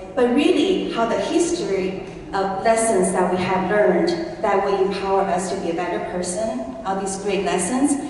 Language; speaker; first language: English; early bilingual, other home language; Chinese